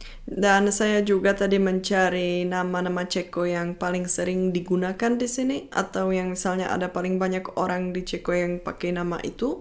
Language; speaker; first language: Indonesian; non-native, fluent; Czech